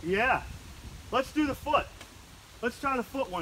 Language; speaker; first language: English; native; English